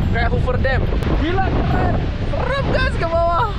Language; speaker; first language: Indonesian; native; Indonesian